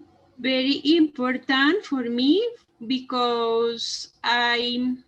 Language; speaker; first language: English; non-native, learner; Spanish